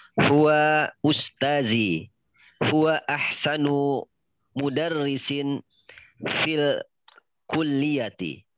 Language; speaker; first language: Arabic; non-native, learner; Indonesian